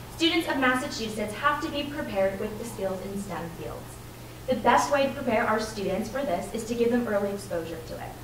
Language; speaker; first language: English; native; English